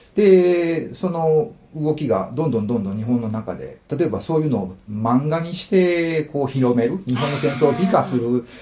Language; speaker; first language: Japanese; native; Japanese